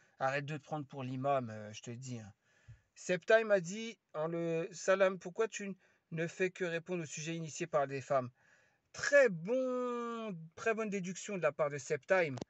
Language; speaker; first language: French; early bilingual, other home language; Lingala